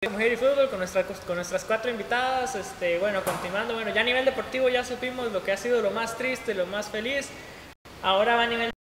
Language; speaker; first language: Spanish; native; Spanish